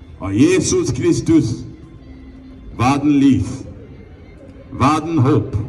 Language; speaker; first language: Norwegian; non-native, fluent; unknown